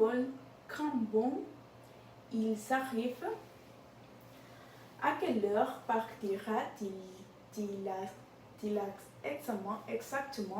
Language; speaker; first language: French; non-native, learner; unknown